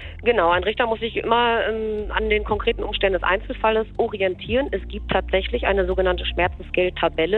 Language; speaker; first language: German; native; German